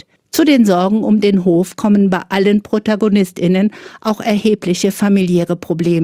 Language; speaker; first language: German; native; German